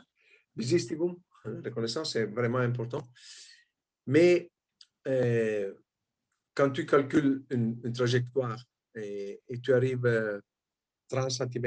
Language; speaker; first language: French; non-native, fluent; Italian